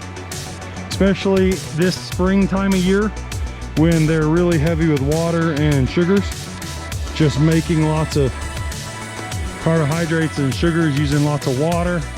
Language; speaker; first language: English; native; English